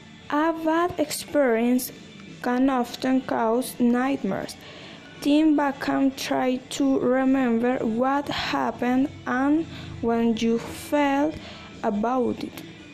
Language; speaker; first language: English; non-native, learner; Spanish